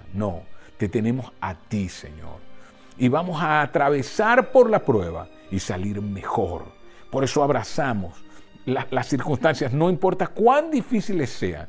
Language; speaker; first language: Spanish; native; Spanish